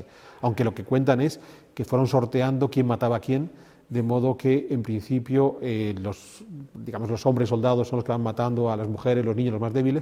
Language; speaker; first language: Spanish; native; Spanish